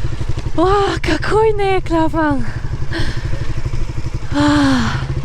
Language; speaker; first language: Japanese; non-native, learner; Spanish